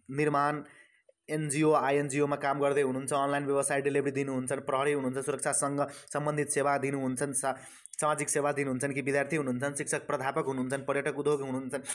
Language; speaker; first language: Nepali; non-native, local second language; Maithili